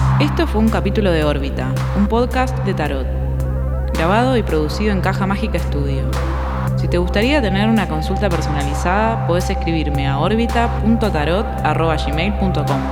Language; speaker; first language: Spanish; native; Spanish